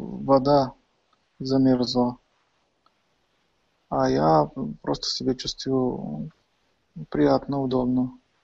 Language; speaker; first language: Russian; non-native, fluent; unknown